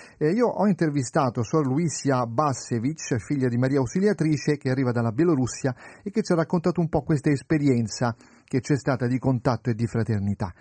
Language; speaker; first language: Italian; native; Italian